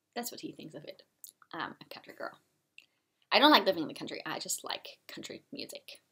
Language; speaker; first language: English; non-native, fluent; German